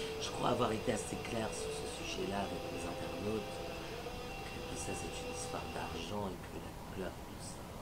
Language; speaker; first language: French; early bilingual, other home language; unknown